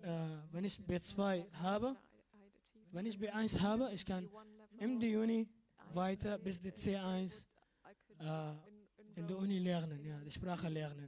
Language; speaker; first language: German; non-native, learner; Arabic